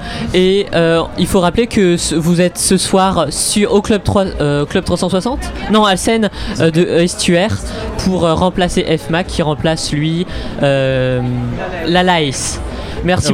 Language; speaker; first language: French; native; French